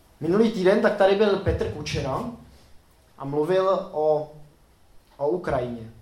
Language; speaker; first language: Czech; native; Czech